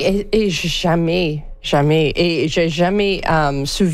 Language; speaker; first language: French; non-native, learner; English